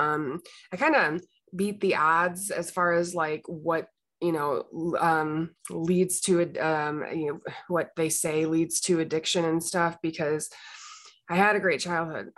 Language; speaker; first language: English; native; English